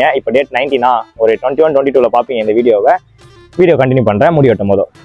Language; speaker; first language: Tamil; native; Tamil